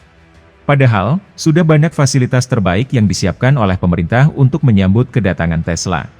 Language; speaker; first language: Indonesian; native; Indonesian